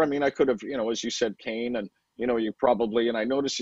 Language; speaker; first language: English; native; English